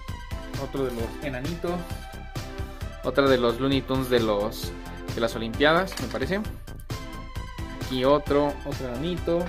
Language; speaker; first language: Spanish; native; Spanish